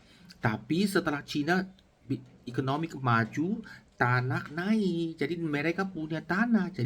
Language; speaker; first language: Indonesian; non-native, learner; Chinese